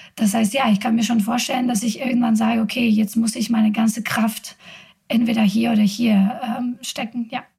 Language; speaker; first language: German; non-native, fluent; Spanish